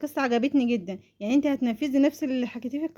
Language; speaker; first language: Arabic; native; Arabic